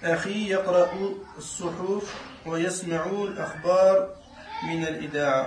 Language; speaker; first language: Arabic; non-native, learner; French